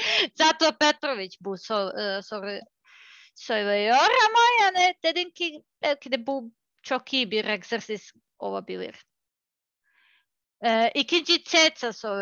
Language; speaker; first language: Turkish; non-native, learner; Serbian